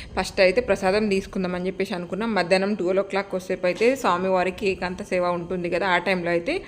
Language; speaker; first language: Telugu; native; Telugu